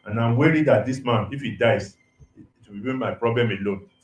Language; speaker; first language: English; non-native, local second language; Yoruba